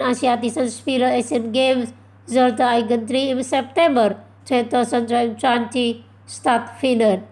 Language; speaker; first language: German; non-native, fluent; Indonesian